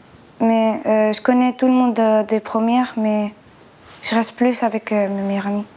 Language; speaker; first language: French; early bilingual, other home language; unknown